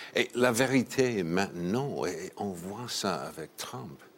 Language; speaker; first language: French; non-native, fluent; English